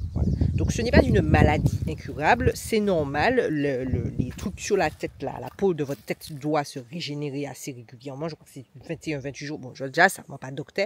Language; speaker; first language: French; native; French